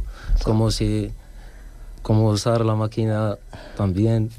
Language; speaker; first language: Spanish; non-native, learner; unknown